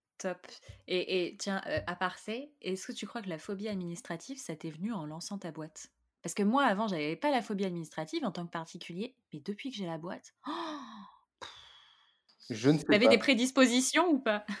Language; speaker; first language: French; native; French